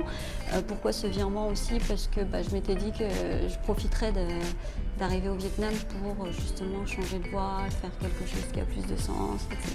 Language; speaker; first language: French; early bilingual, other home language; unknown